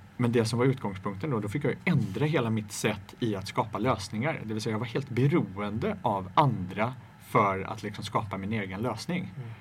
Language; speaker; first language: Swedish; native; Swedish